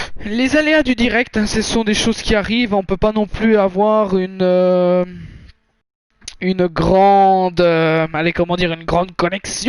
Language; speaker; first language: French; native; French